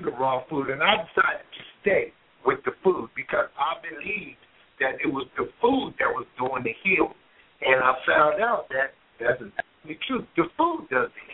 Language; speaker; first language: English; native; English